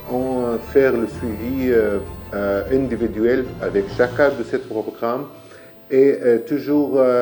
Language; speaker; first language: French; non-native, learner; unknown